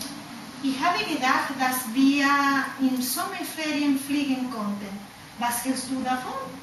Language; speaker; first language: German; non-native, learner; Spanish